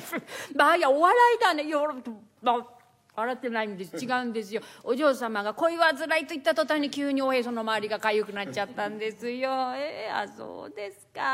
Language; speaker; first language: Japanese; native; Japanese